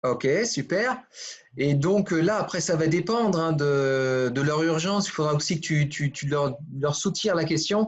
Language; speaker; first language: French; native; French